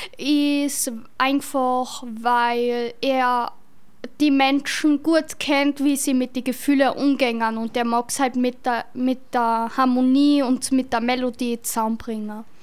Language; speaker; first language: German; native; German